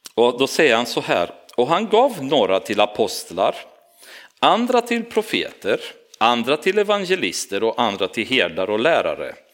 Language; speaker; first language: Swedish; non-native, fluent; Romanian